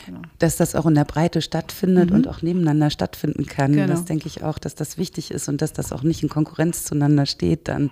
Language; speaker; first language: German; native; German